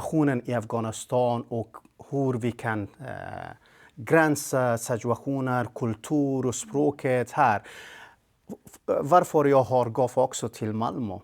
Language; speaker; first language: Swedish; non-native, learner; Persian